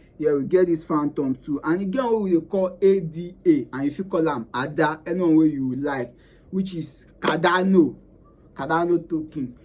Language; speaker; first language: Nigerian Pidgin; non-native, local second language; Yoruba